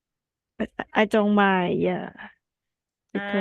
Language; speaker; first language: English; non-native, learner; Vietnamese